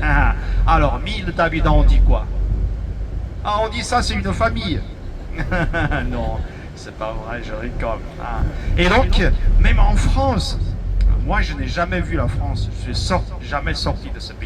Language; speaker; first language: French; non-native, fluent; Chinese